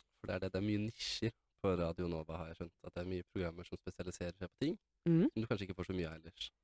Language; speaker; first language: Norwegian; native; Norwegian